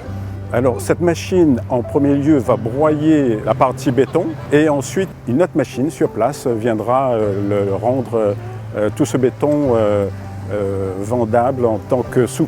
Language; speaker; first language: French; native; French